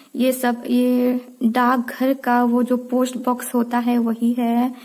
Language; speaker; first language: Hindi; non-native, local second language; Odia